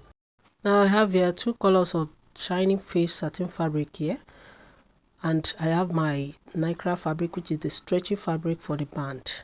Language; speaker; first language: English; non-native, local second language; Yoruba